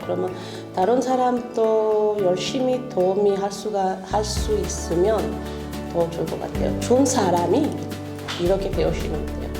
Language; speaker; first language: Korean; non-native, learner; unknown